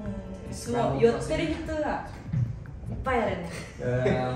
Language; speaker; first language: Japanese; non-native, learner; Indonesian